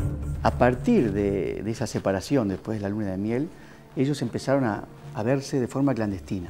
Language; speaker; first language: Spanish; native; Spanish